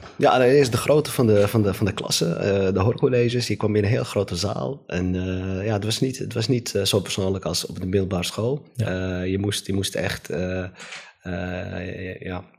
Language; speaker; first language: Dutch; native; Dutch